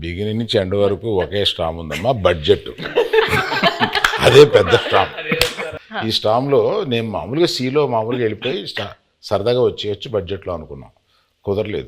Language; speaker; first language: Telugu; native; Telugu